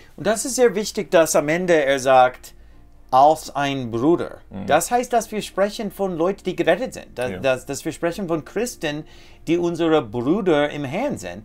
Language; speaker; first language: German; non-native, fluent; English